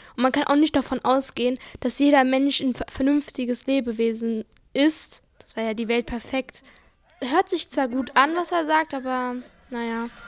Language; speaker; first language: German; early bilingual, other home language; Arabic